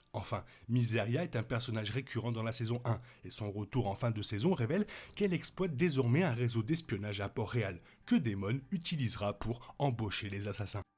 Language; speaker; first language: French; native; French